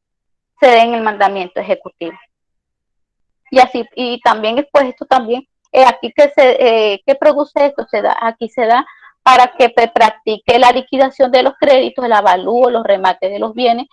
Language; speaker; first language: Spanish; native; Spanish